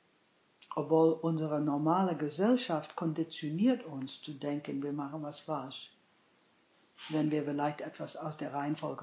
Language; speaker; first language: German; non-native, fluent; English